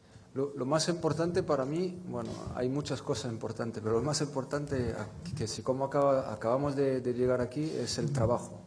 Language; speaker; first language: Spanish; non-native, fluent; French